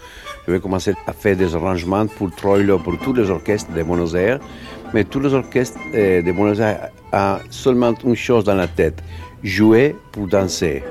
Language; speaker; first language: French; non-native, fluent; Spanish